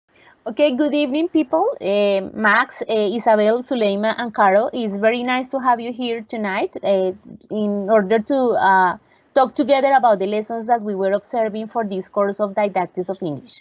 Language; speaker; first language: English; non-native, fluent; Spanish